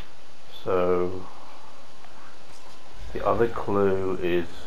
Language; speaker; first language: English; native; English